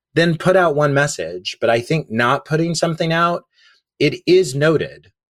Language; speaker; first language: English; native; English